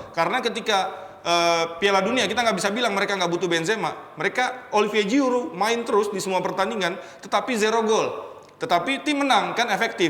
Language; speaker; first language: Indonesian; native; Indonesian